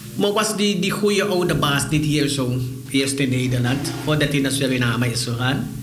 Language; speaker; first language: Dutch; native; Dutch